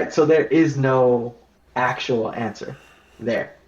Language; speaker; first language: English; native; English